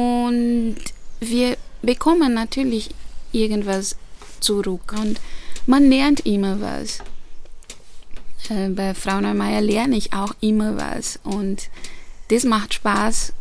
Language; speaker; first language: German; non-native, fluent; Portuguese